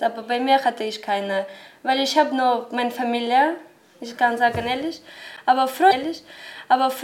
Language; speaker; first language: German; non-native, learner; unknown